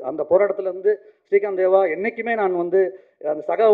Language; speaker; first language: Tamil; native; Tamil